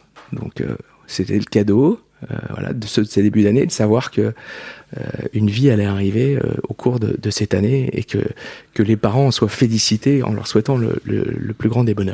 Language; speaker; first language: French; native; French